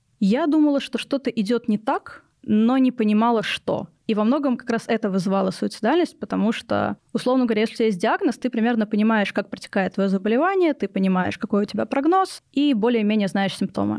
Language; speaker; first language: Russian; native; Russian